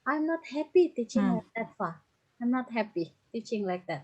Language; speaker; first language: English; non-native, fluent; Indonesian